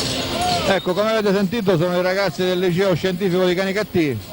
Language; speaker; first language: Italian; native; Italian